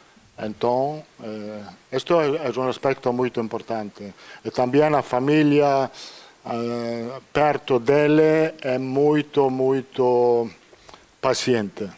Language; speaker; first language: Portuguese; non-native, fluent; Italian